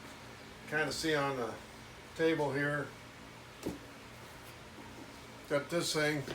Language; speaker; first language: English; native; English